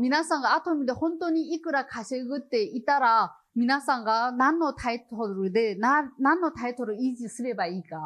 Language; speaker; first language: Japanese; non-native, learner; Chinese